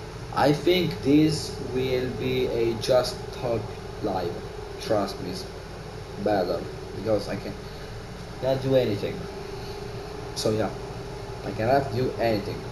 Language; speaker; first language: English; non-native, learner; Italian